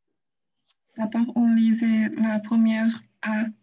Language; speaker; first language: French; non-native, fluent; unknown